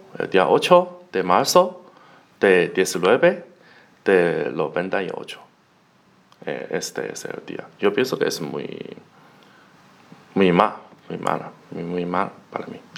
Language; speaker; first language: Spanish; non-native, learner; Chinese